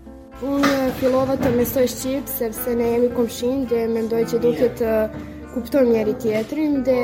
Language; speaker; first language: Albanian; non-native, fluent; Serbian